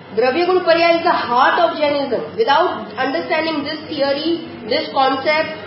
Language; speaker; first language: English; non-native, local second language; Gujarati